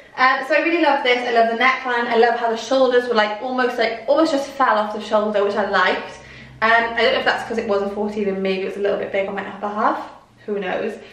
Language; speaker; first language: English; native; English